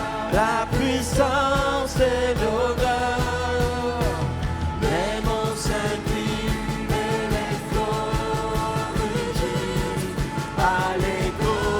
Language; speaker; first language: French; native; French